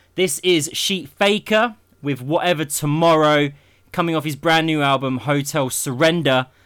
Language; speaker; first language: English; native; English